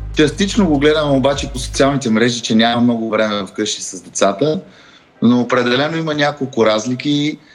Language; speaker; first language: Bulgarian; early bilingual, heritage; Bulgarian